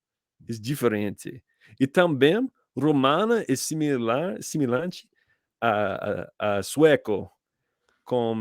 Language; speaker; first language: Portuguese; non-native, learner; English